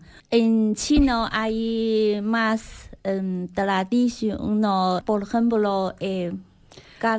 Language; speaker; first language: Spanish; non-native, learner; Chinese